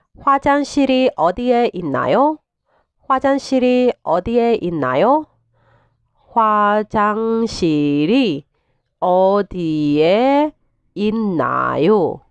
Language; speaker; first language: Korean; non-native, fluent; Burmese